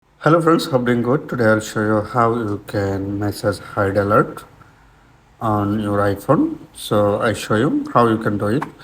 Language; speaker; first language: English; non-native, learner; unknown